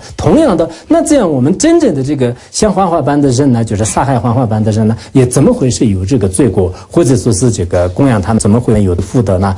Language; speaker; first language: Chinese; non-native, local second language; Tibetan